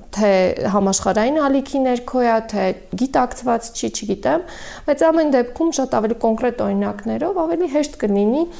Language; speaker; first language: Armenian; native; Armenian